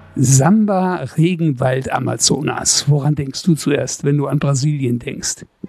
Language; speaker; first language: German; native; German